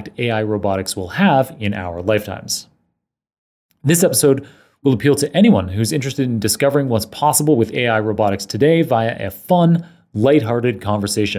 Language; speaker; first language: English; native; English